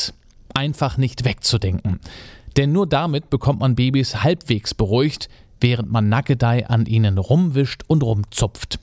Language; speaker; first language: German; native; German